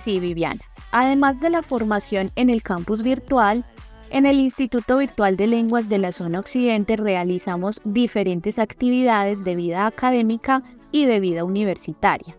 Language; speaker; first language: Spanish; native; Spanish